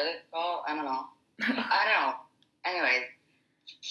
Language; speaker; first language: English; non-native, fluent; Arabic